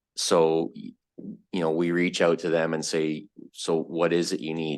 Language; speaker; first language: English; native; English